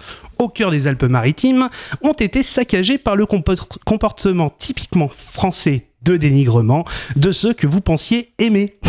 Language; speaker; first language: French; native; French